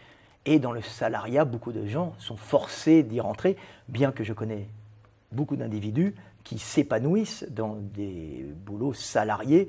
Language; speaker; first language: French; native; French